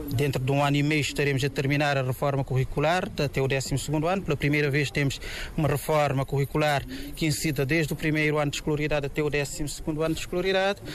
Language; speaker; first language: Portuguese; non-native, local second language; Kabuverdianu